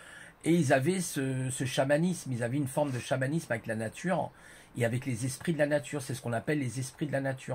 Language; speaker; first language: French; native; French